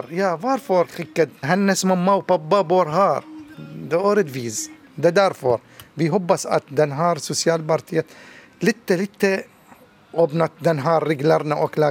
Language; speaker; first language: Swedish; non-native, learner; Arabic